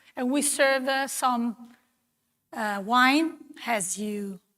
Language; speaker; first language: English; non-native, fluent; Italian